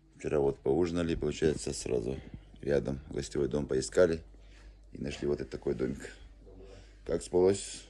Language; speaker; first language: Russian; non-native, local second language; Yakut